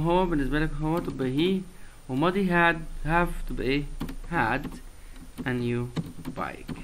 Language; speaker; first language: Arabic; native; Arabic